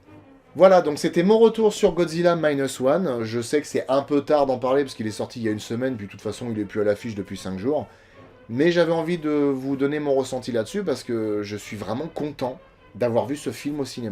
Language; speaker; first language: French; native; French